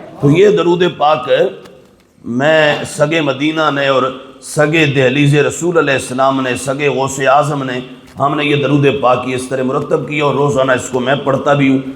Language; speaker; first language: Urdu; non-native, local second language; Northern Hindko